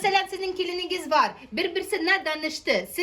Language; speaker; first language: Turkish; non-native, learner; Russian